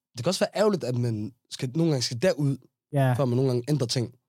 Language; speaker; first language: Danish; native; Danish